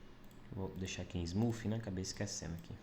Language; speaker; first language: Portuguese; native; Portuguese